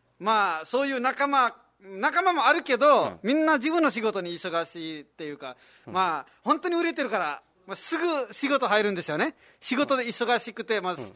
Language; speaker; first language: Japanese; non-native, fluent; Nepali